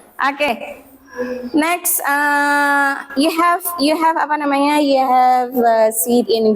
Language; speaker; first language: English; non-native, fluent; Indonesian